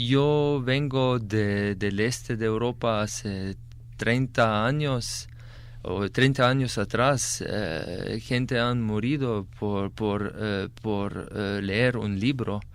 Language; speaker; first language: Spanish; non-native, fluent; Slovenian